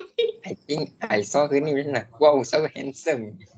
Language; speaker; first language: English; non-native, local second language; Malay